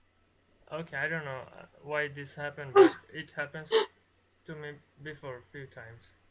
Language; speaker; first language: English; non-native, learner; Bangla